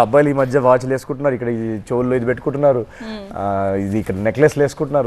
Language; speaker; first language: Telugu; native; Telugu